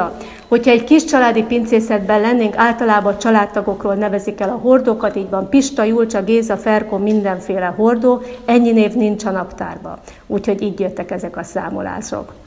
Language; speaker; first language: Hungarian; native; Hungarian